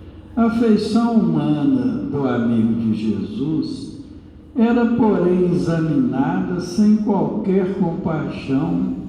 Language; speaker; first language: Portuguese; native; Portuguese